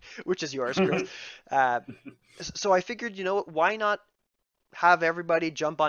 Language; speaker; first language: English; native; English